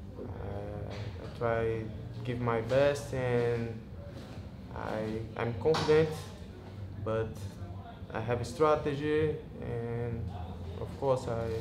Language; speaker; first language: English; non-native, learner; Portuguese